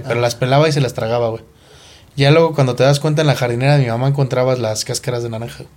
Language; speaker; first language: Spanish; native; Spanish